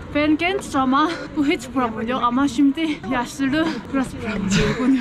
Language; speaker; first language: Turkish; non-native, learner; Korean